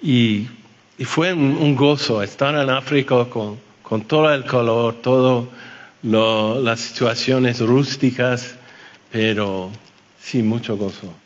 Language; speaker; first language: Spanish; non-native, fluent; French